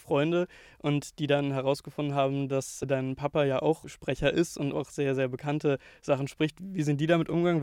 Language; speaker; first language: German; native; German